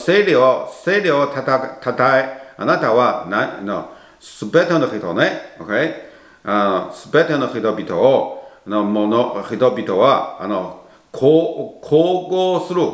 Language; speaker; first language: Japanese; non-native, learner; Chinese